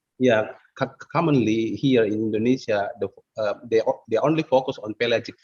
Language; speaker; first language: English; non-native, fluent; Indonesian